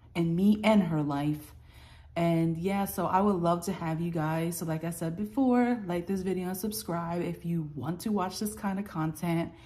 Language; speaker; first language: English; native; English